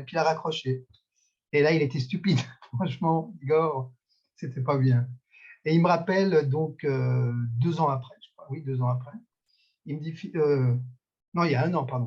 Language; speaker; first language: French; native; French